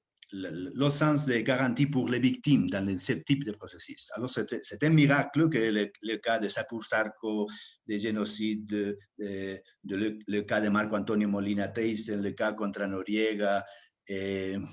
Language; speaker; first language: French; non-native, fluent; Spanish